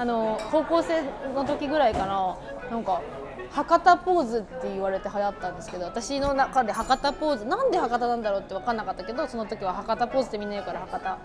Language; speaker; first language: Japanese; native; Japanese